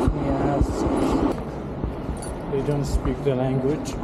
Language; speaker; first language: English; non-native, learner; Arabic